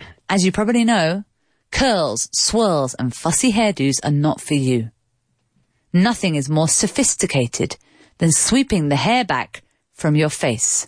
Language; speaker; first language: English; native; English